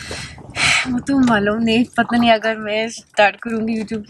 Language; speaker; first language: Hindi; non-native, fluent; Norwegian